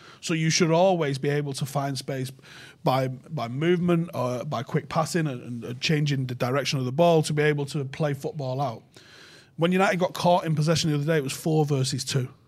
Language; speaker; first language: English; native; English